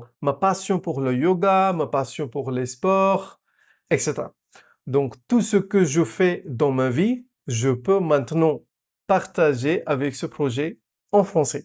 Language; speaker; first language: French; non-native, fluent; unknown